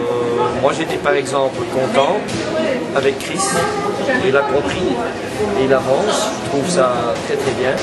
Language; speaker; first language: French; non-native, local second language; Dutch